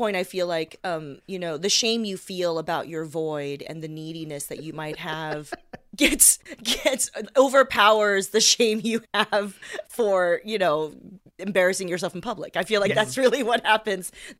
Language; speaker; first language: English; native; English